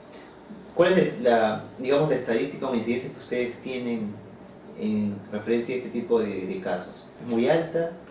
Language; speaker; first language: Spanish; native; Spanish